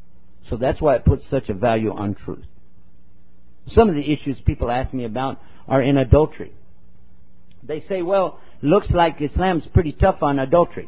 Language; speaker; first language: English; native; English